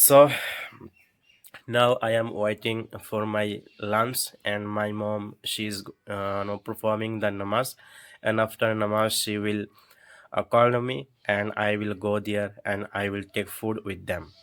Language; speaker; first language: English; non-native, learner; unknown